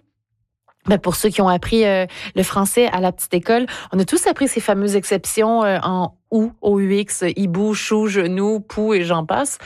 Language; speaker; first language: French; native; French